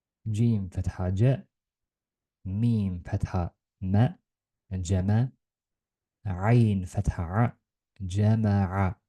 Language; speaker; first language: Arabic; non-native, learner; Estonian